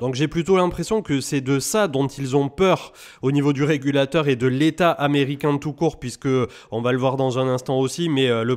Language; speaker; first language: French; native; French